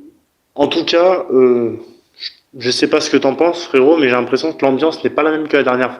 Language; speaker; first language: French; native; French